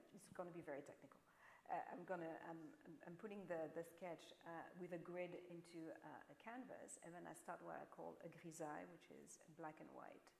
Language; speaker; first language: English; non-native, fluent; French